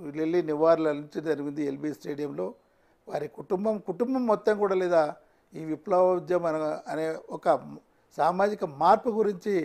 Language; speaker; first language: Telugu; native; Telugu